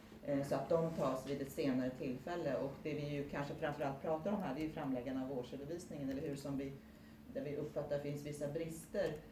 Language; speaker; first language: Swedish; native; Swedish